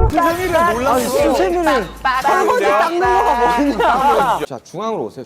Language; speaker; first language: Korean; native; Korean